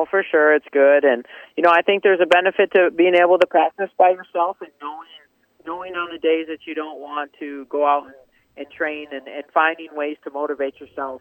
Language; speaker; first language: English; native; English